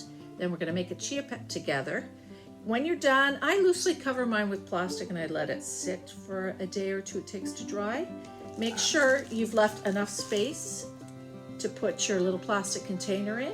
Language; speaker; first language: English; native; English